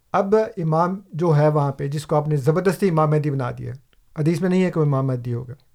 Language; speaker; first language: Urdu; non-native, local second language; Punjabi